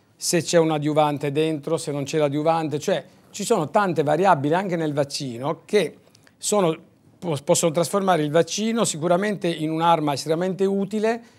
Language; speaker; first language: Italian; native; Italian